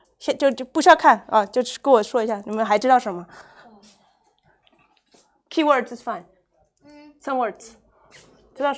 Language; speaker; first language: Chinese; non-native, fluent; English